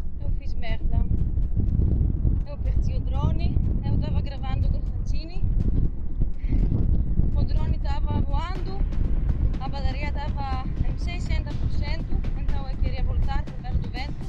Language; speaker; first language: Portuguese; non-native, learner; Greek